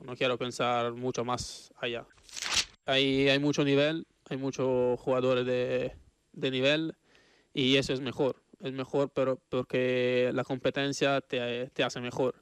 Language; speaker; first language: Spanish; non-native, fluent; Italian